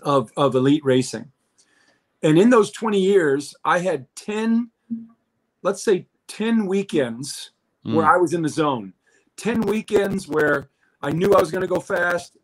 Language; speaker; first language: English; native; English